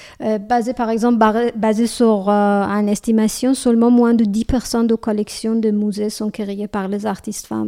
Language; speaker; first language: French; non-native, learner; Persian